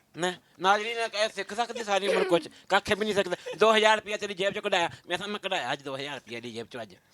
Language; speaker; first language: Punjabi; native; Punjabi